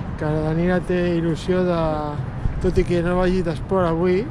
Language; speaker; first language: Catalan; non-native, local second language; Spanish